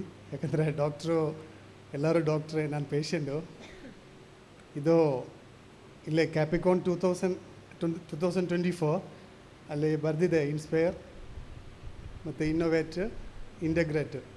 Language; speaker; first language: Kannada; non-native, learner; Malayalam